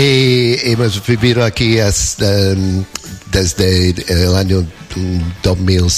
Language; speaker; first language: Spanish; non-native, fluent; English